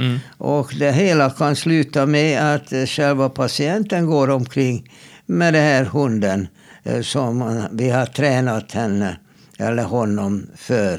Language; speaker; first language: Swedish; non-native, fluent; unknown